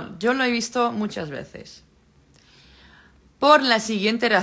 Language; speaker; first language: Spanish; non-native, fluent; Dutch